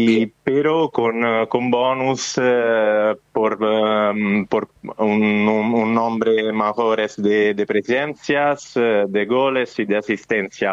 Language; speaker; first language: Spanish; non-native, fluent; Italian